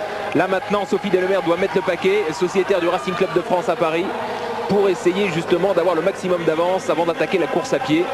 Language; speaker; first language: French; native; French